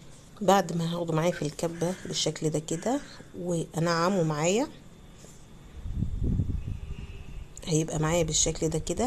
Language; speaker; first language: Arabic; native; Arabic